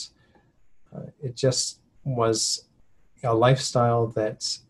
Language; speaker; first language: English; native; English